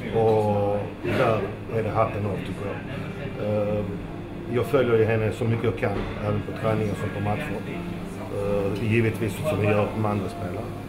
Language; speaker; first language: Swedish; early bilingual, other home language; Macedonian